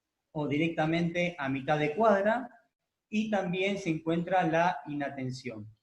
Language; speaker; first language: Spanish; native; Spanish